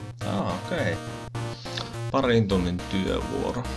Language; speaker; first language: Finnish; native; Finnish